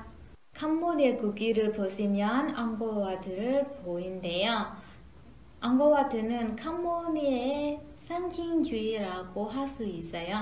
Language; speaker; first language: Korean; non-native, fluent; Khmer